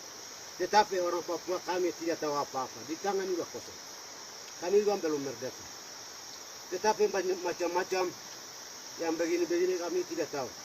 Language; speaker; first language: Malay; non-native, local second language; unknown